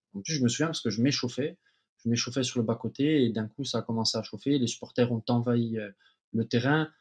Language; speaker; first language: French; native; French